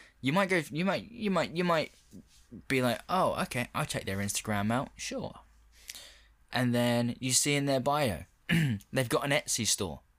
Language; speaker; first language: English; native; English